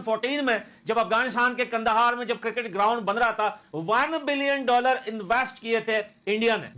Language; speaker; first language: Hindi; native; Hindi